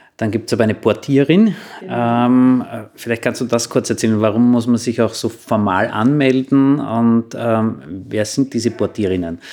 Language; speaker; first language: German; native; German